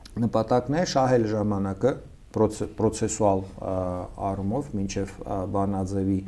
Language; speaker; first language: Armenian; native; Armenian